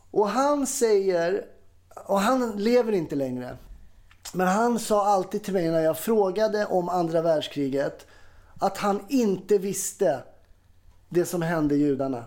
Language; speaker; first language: Swedish; native; Swedish